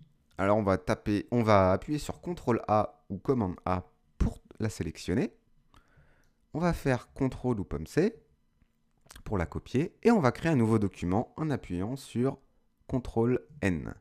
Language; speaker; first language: French; native; French